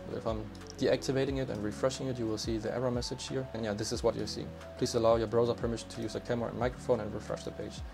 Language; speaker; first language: English; non-native, fluent; German